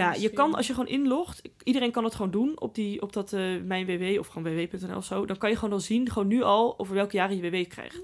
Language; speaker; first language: Dutch; native; Dutch